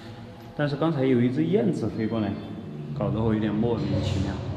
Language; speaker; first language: Chinese; native; Chinese